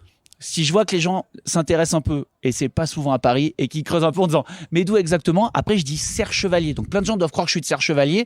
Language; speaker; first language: French; native; French